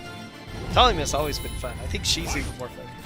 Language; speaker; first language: English; native; English